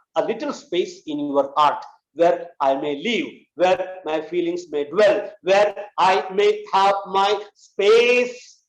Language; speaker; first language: English; non-native, local second language; Marathi